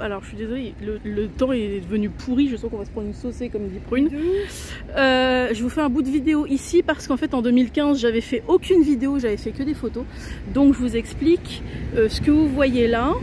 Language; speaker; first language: French; native; French